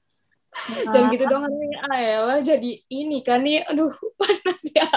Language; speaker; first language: Indonesian; native; Indonesian